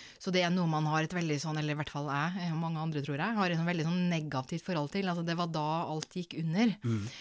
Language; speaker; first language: Norwegian; native; Norwegian